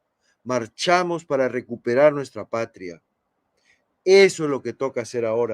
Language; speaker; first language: Spanish; native; Spanish